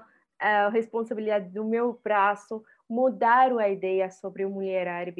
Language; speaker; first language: Portuguese; non-native, fluent; Arabic